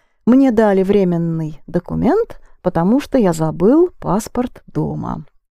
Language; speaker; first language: Russian; native; Russian